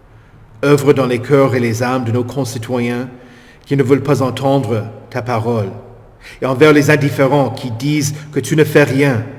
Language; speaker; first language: French; native; French